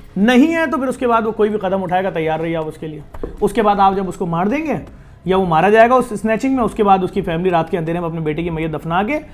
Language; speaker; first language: Urdu; native; Urdu